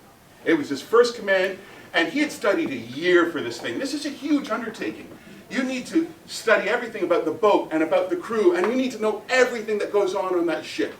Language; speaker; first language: English; native; English